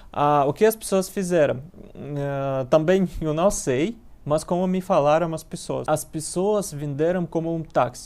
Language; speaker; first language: Portuguese; non-native, learner; Russian